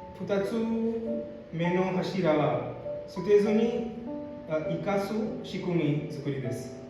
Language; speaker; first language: Japanese; non-native, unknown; Hindi